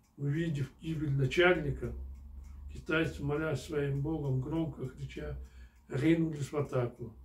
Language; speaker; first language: Russian; non-native, local second language; Kyrgyz